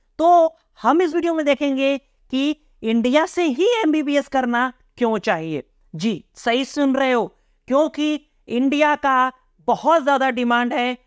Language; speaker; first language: Hindi; native; Hindi